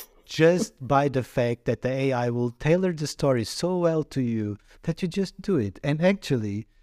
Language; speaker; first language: English; non-native, fluent; Portuguese